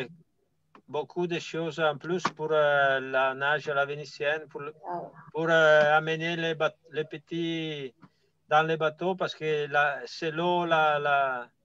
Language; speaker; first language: French; non-native, fluent; Italian